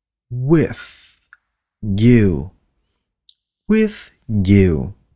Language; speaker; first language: English; non-native, fluent; Vietnamese